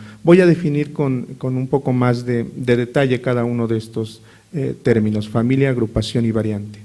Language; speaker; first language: Spanish; native; Spanish